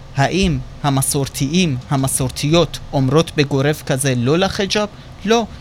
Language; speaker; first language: Hebrew; non-native, fluent; Persian